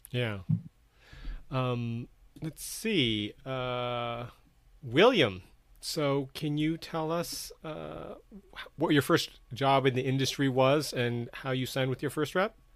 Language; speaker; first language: English; native; English